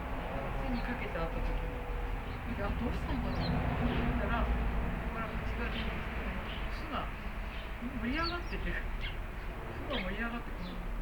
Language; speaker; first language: Japanese; native; Japanese